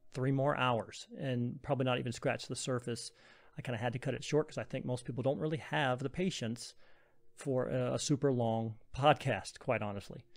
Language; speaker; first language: English; native; English